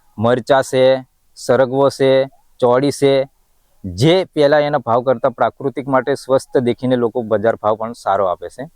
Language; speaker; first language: Gujarati; non-native, local second language; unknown